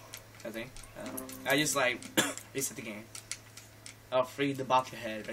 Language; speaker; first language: English; native; English